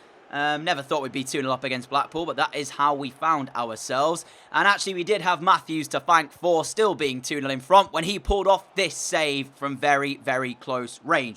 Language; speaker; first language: English; native; English